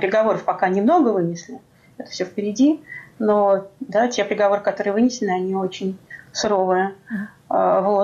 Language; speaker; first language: Russian; native; Russian